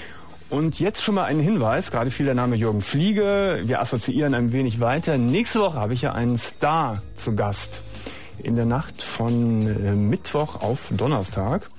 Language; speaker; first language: German; native; German